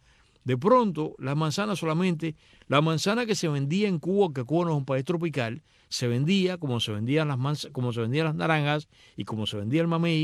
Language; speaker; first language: Spanish; native; Spanish